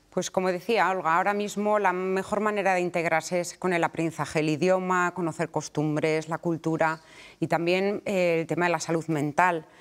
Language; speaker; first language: Spanish; native; Spanish